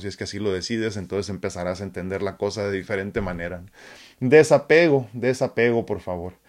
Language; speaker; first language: Spanish; native; Spanish